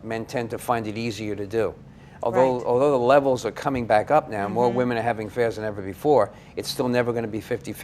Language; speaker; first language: English; native; English